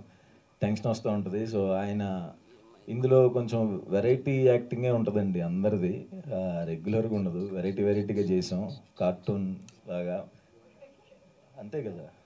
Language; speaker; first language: Telugu; native; Telugu